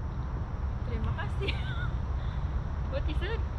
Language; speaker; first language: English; non-native, learner; Indonesian